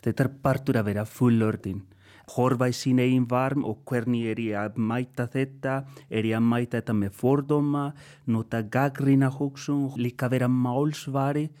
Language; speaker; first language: Icelandic; non-native, fluent; Spanish